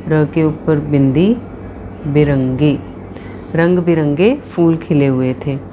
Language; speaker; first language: Hindi; non-native, local second language; Punjabi